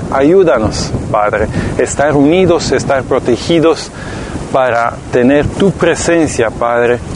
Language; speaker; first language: Spanish; non-native, fluent; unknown